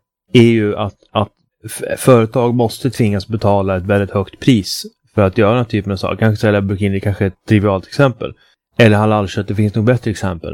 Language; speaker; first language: Swedish; native; Swedish